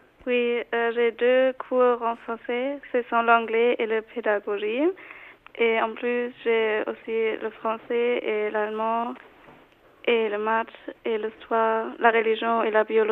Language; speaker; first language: French; non-native, learner; German